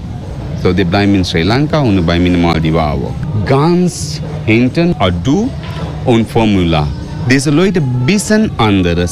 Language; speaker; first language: German; non-native, learner; Sinhala